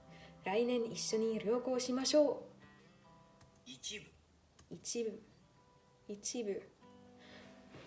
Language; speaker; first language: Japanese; non-native, learner; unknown